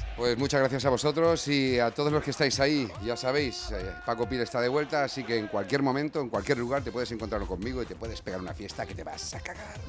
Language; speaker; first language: Spanish; native; Spanish